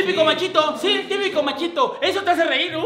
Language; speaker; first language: Spanish; native; Spanish